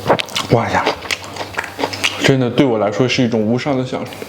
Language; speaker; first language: Chinese; native; Chinese